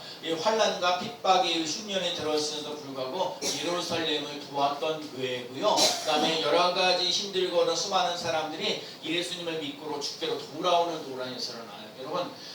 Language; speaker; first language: Korean; native; Korean